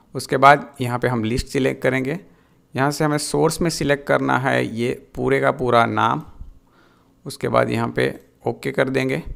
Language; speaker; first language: Hindi; non-native, local second language; Gujarati